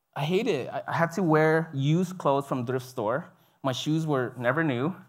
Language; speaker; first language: English; early bilingual, other home language; Vietnamese